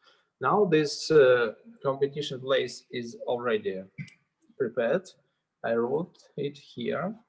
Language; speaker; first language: English; non-native, learner; Russian